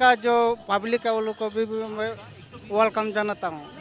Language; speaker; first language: Hindi; non-native, local second language; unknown